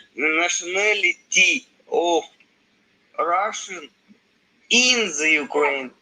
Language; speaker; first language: English; non-native, learner; Russian